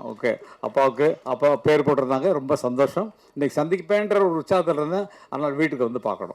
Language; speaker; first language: Tamil; native; Tamil